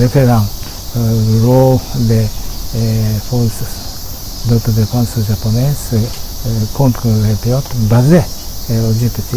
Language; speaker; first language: French; non-native, fluent; Japanese